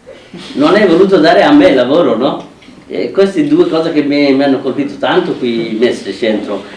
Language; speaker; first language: Italian; non-native, fluent; Bangla